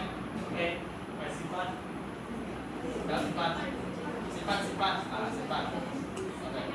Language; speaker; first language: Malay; non-native, local second language; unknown